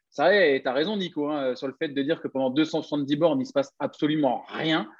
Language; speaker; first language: French; native; French